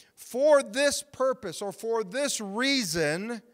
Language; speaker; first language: English; native; English